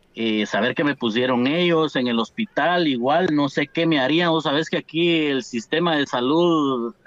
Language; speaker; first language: Spanish; native; Spanish